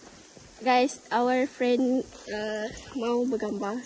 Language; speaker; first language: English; non-native, local second language; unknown